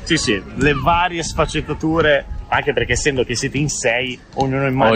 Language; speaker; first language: Italian; native; Italian